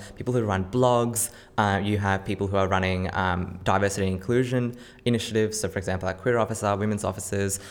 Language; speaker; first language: English; native; English